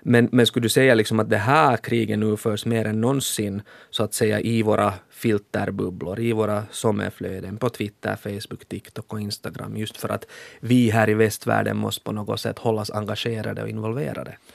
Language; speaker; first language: Swedish; native; Swedish